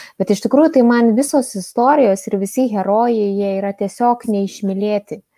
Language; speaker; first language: Lithuanian; native; Lithuanian